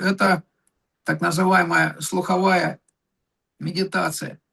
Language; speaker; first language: Russian; native; Russian